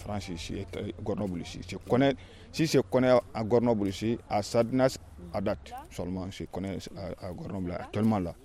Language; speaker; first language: French; non-native, learner; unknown